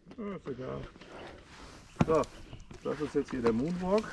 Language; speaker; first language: German; native; German